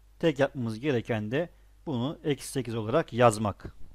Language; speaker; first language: Turkish; native; Turkish